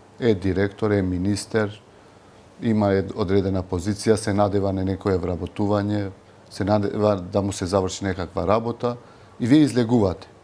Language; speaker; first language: Macedonian; non-native, local second language; Albanian